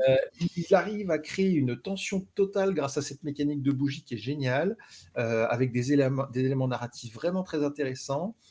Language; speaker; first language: French; native; French